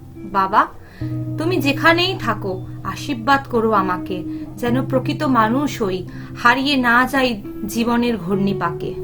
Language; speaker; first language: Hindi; non-native, local second language; Bangla